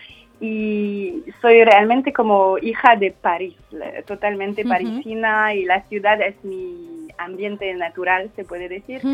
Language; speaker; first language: Spanish; non-native, fluent; French